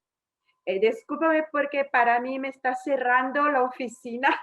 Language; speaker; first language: Spanish; non-native, learner; Italian